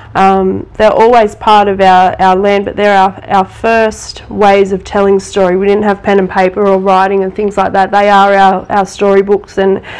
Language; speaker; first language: English; native; English